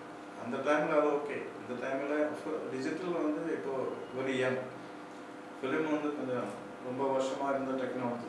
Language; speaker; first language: Tamil; non-native, local second language; Malayalam